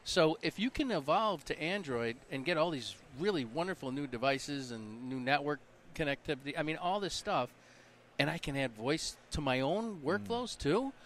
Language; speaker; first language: English; native; English